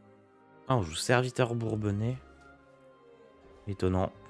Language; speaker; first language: French; native; French